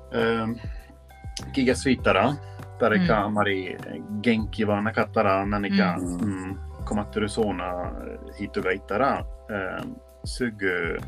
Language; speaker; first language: Japanese; non-native, learner; Swedish